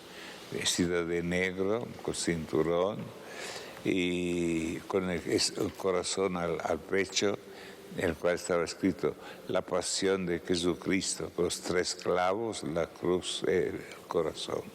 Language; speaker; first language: Spanish; non-native, fluent; Italian